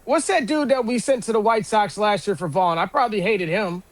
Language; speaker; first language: English; native; English